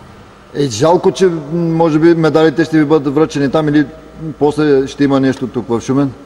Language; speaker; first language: Bulgarian; native; Bulgarian